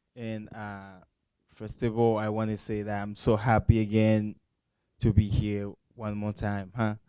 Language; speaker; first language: English; non-native, learner; Spanish